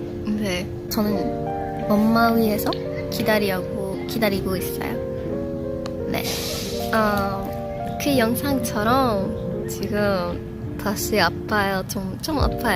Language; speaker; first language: Korean; non-native, learner; English